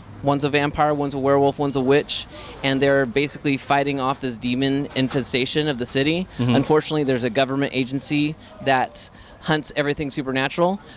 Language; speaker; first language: English; native; English